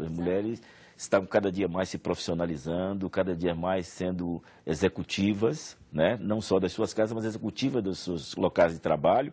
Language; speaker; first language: Portuguese; native; Portuguese